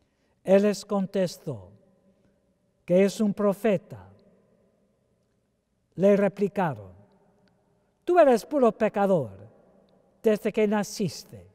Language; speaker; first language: Spanish; non-native, fluent; English